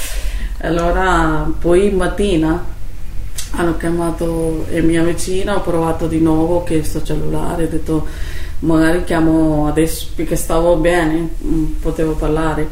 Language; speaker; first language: Italian; non-native, learner; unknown